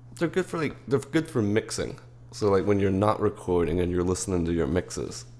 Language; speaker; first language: English; early bilingual, heritage; English